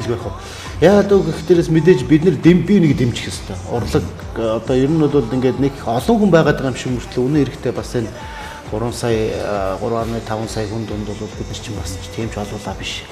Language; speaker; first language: Mongolian; native; Mongolian